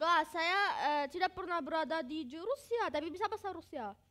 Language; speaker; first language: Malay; non-native, learner; German